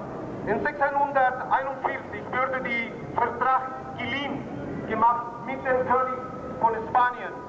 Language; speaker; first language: German; non-native, fluent; Spanish